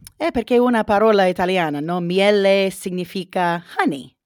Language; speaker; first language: Italian; non-native, learner; English